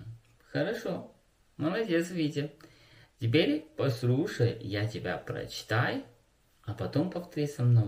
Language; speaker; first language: Russian; non-native, learner; Chinese